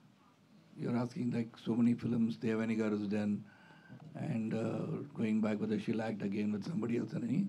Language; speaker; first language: Telugu; non-native, learner; Tamil